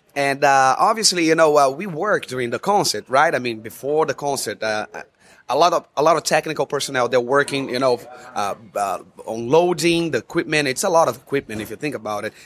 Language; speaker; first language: English; non-native, fluent; Portuguese